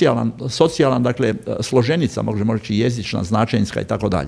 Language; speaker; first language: Croatian; native; Croatian